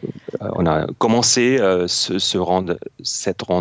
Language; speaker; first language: French; non-native, fluent; German